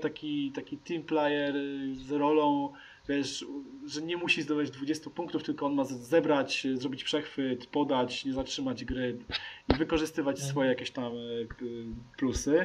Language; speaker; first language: Polish; native; Polish